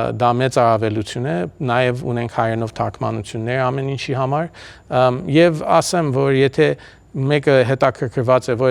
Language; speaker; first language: Armenian; early bilingual, heritage; Armenian